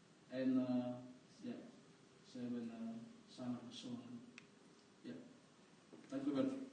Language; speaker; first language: Dutch; non-native, fluent; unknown